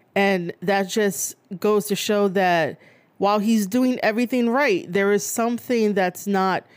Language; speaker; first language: English; native; English